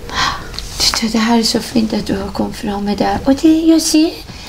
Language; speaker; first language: Swedish; non-native, fluent; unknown